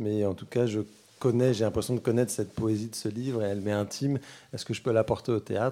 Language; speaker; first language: French; native; French